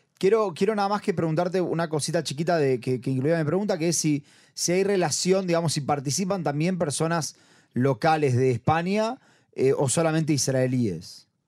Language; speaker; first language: Spanish; native; Spanish